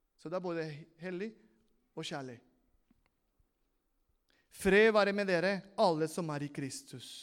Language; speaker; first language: Norwegian; non-native, fluent; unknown